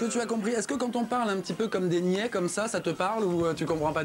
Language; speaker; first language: French; native; French